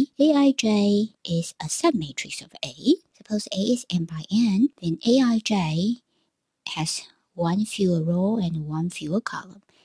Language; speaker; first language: English; non-native, fluent; Chinese